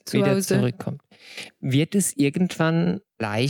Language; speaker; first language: German; native; German